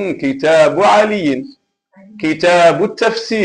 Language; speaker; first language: Arabic; non-native, fluent; Malay